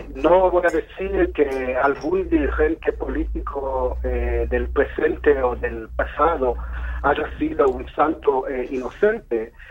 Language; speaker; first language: Spanish; non-native, fluent; Hebrew